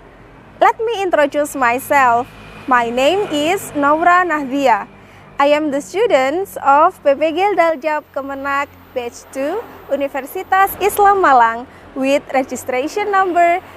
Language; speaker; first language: English; non-native, learner; Indonesian